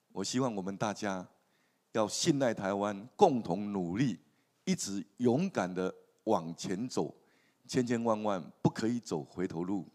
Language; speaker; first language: Chinese; native; Chinese